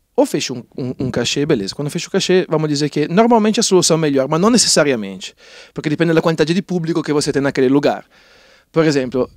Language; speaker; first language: Portuguese; non-native, fluent; Italian